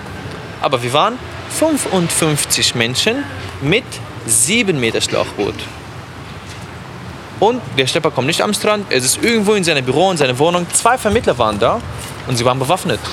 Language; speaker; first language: German; non-native, fluent; Arabic